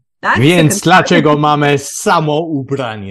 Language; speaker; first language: Polish; non-native, learner; English